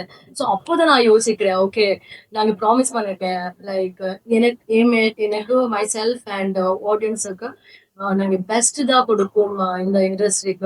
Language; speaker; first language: Tamil; non-native, learner; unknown